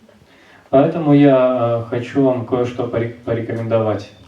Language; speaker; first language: Russian; native; Russian